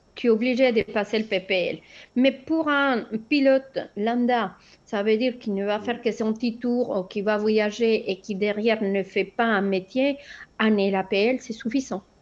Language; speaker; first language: French; non-native, fluent; Spanish